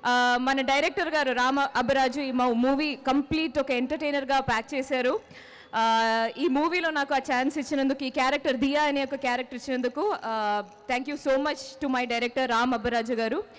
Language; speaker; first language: Telugu; non-native, fluent; Malayalam